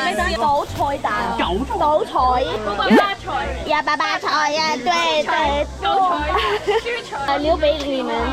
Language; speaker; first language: Chinese; early bilingual, heritage; English